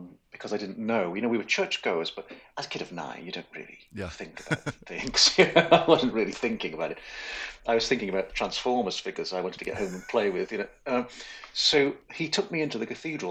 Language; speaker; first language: English; native; English